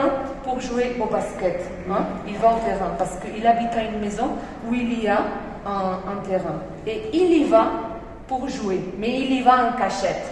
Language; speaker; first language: French; non-native, fluent; Spanish